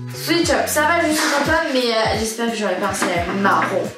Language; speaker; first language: French; early bilingual, other home language; Russian